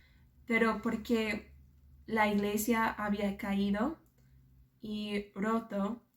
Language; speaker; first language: Spanish; non-native, fluent; English